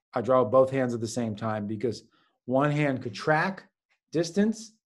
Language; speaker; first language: English; native; English